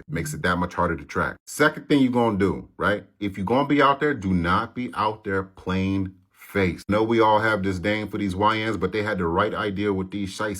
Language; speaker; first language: English; native; English